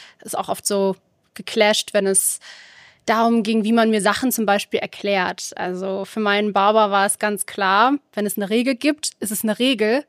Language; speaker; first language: German; early bilingual, other home language; Arabic